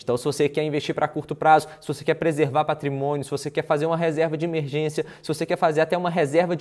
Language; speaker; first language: Portuguese; native; Portuguese